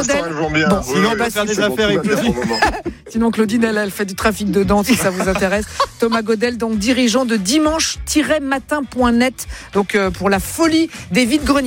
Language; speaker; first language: French; native; French